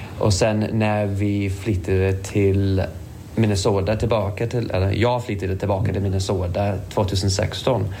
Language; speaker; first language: Swedish; non-native, fluent; English